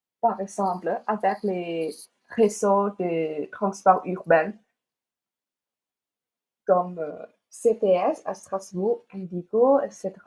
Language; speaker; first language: French; non-native, fluent; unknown